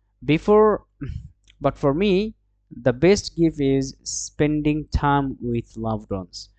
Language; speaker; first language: English; non-native, local second language; Bangla